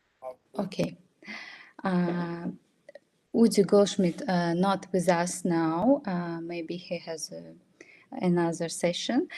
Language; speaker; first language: English; non-native, fluent; Russian